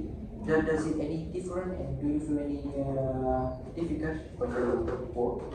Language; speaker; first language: English; non-native, learner; Vietnamese